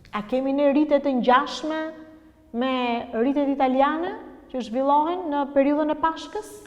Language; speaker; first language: Albanian; native; Albanian